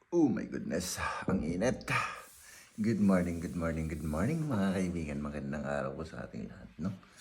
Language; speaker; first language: Filipino; native; Filipino